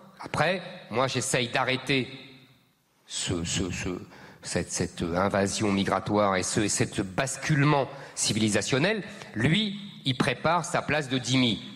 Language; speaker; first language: French; native; French